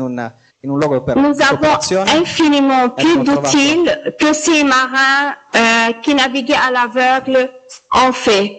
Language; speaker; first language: French; non-native, local second language; Arabic